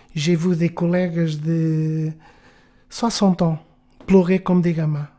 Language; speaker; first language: French; non-native, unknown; Portuguese